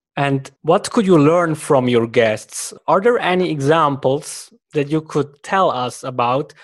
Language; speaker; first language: English; non-native, fluent; German